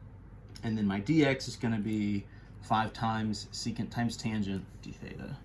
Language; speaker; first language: English; native; English